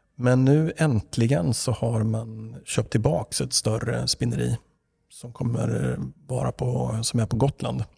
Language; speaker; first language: Swedish; native; Swedish